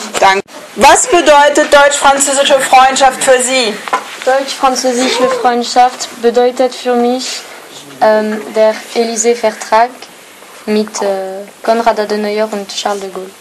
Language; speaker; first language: German; non-native, learner; French